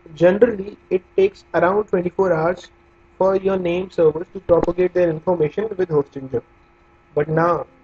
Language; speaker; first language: English; non-native, local second language; Hindi